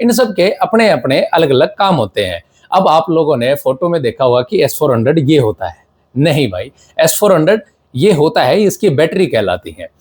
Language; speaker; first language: Hindi; native; Hindi